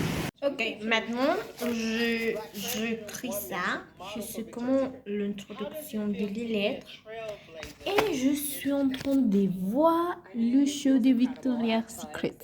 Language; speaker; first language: French; non-native, learner; Spanish